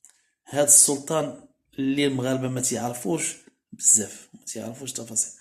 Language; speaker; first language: Arabic; native; Arabic